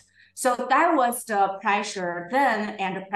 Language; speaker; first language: English; non-native, fluent; Chinese